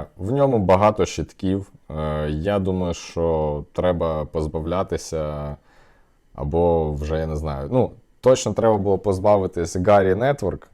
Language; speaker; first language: Ukrainian; non-native, local second language; Russian